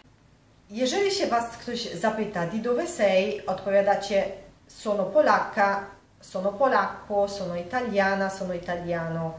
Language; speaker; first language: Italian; non-native, fluent; Polish